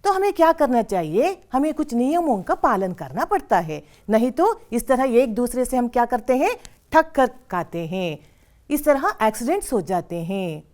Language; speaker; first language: Hindi; non-native, local second language; Kannada